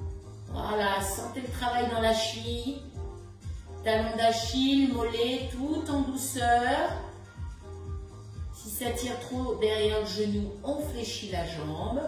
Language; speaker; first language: French; native; French